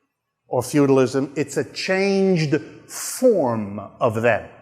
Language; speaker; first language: English; native; English